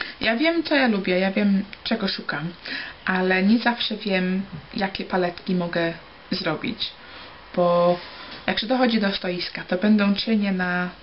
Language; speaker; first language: Polish; early bilingual, heritage; Polish